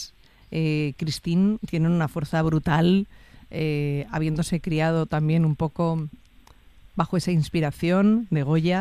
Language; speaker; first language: Spanish; native; Spanish